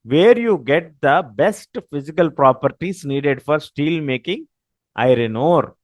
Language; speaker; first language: English; non-native, local second language; Telugu